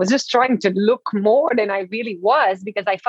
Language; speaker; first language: English; non-native, fluent; French